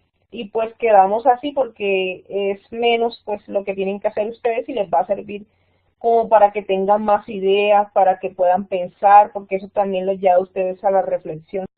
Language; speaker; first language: Spanish; native; Spanish